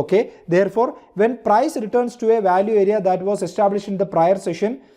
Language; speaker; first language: English; non-native, local second language; Malayalam